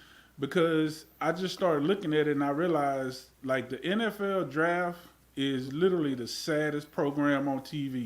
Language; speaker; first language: English; native; English